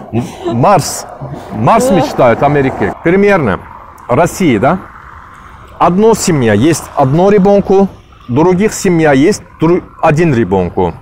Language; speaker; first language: Russian; non-native, learner; Turkish